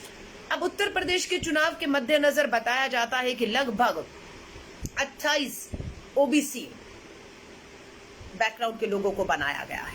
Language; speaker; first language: Hindi; native; Hindi